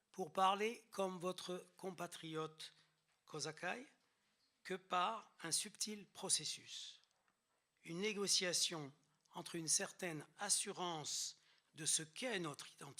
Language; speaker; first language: French; native; French